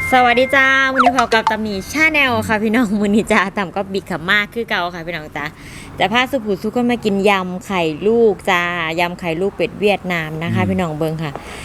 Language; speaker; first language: Thai; native; Thai